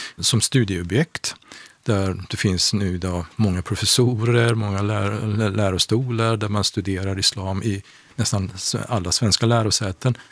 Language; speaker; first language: Swedish; non-native, fluent; Persian